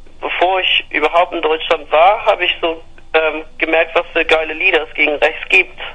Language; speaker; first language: German; non-native, fluent; English